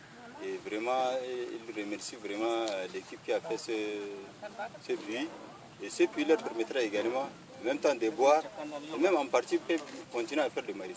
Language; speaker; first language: French; non-native, local second language; Arabic